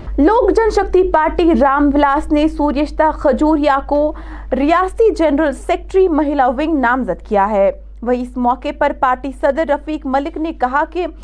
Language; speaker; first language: Urdu; non-native, local second language; Kashmiri